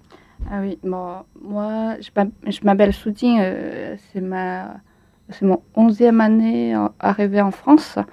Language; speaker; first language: French; non-native, fluent; Chinese